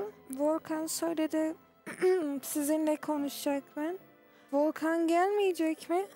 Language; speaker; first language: Turkish; non-native, learner; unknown